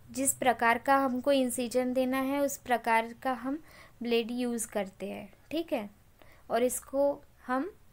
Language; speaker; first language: Hindi; non-native, local second language; Marathi